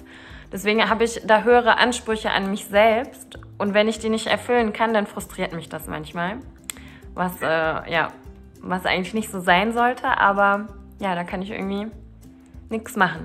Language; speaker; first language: German; early bilingual, other home language; Turkish